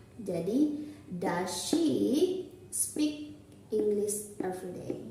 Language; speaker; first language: English; non-native, learner; Indonesian